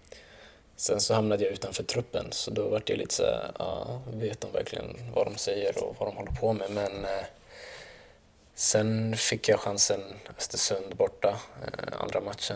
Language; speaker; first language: Swedish; early bilingual, other home language; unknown